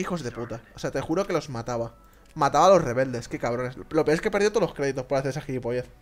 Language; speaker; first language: Spanish; native; Spanish